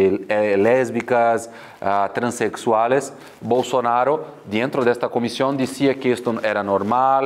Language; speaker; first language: Spanish; non-native, fluent; Portuguese